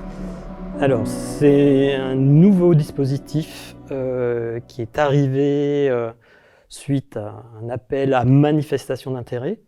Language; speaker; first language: French; native; French